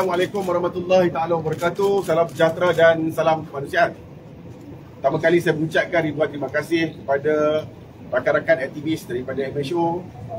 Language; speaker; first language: Malay; native; Malay